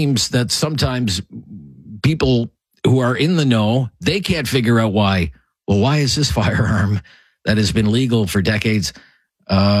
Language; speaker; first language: English; native; English